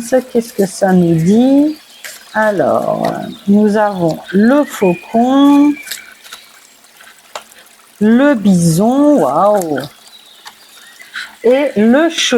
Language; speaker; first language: French; native; French